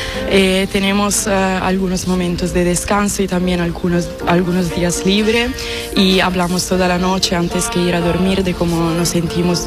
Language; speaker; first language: Spanish; non-native, fluent; Italian